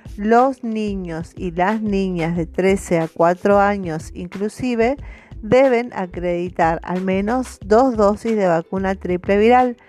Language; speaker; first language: Spanish; native; Spanish